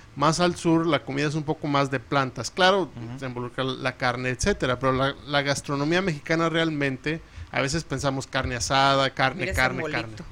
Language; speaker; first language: Spanish; early bilingual, heritage; Spanish